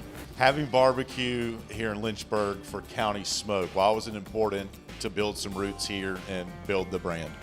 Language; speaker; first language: English; native; English